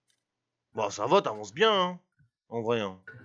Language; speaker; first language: French; native; French